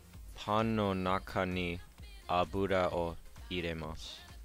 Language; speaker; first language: Japanese; non-native, learner; English